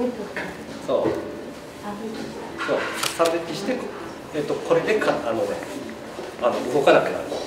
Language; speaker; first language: Japanese; native; Japanese